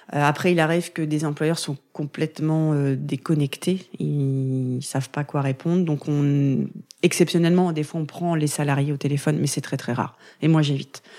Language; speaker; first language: French; native; French